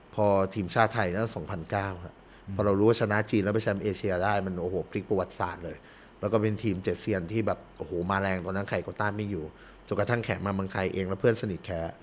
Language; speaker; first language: Thai; early bilingual, heritage; Thai